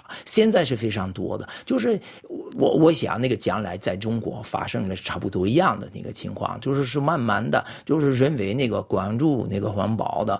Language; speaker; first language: Chinese; non-native, fluent; French